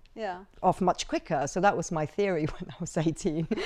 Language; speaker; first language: English; early bilingual, other home language; Cantonese